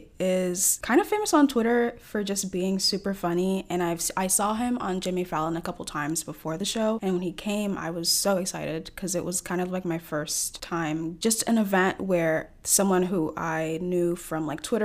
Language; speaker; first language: English; early bilingual, other home language; Haitian Creole